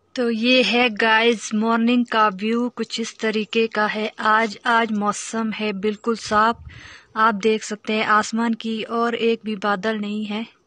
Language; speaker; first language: Hindi; non-native, local second language; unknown